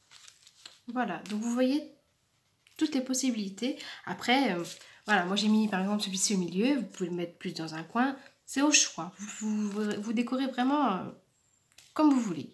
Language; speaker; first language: French; native; French